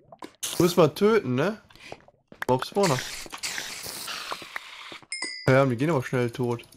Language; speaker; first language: German; native; German